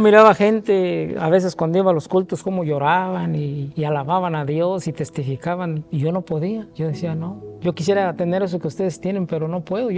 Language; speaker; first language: Spanish; native; Spanish